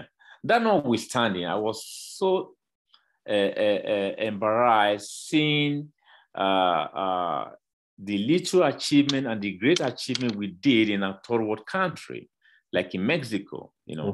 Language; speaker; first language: English; non-native, local second language; Bini